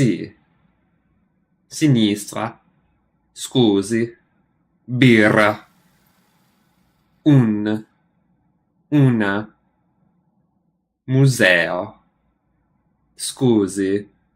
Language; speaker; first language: Italian; non-native, learner; English